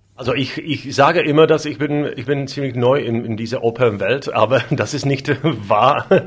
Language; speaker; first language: German; non-native, learner; Czech